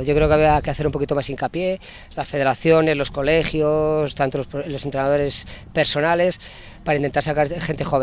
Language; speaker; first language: Spanish; native; Spanish